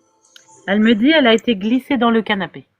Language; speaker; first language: French; native; French